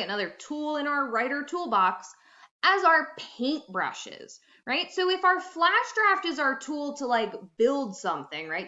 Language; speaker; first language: English; native; English